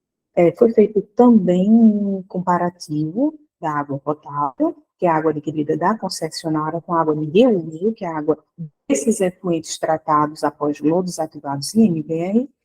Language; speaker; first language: Portuguese; native; Portuguese